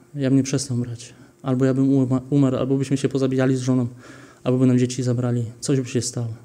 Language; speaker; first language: Polish; early bilingual, heritage; Polish